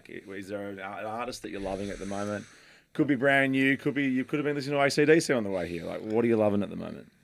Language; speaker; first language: English; native; English